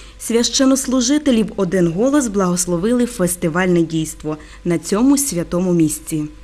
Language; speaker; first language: Ukrainian; native; Ukrainian